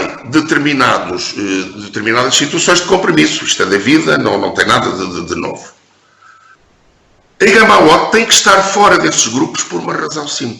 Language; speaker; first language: Portuguese; native; Portuguese